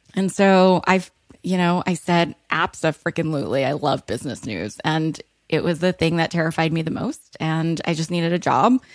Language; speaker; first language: English; early bilingual, other home language; Hebrew